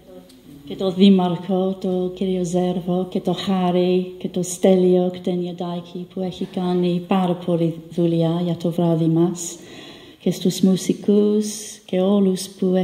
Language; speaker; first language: Greek; non-native, learner; English